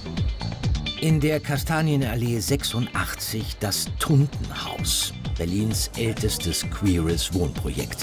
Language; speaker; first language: German; native; German